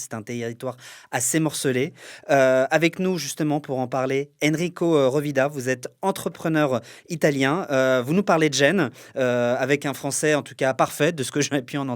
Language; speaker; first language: French; native; French